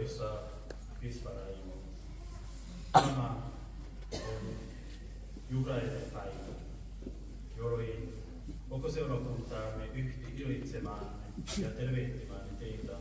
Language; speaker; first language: Finnish; non-native, fluent; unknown